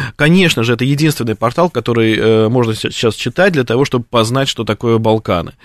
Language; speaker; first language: Russian; native; Russian